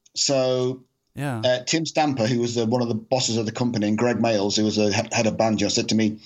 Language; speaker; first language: English; native; English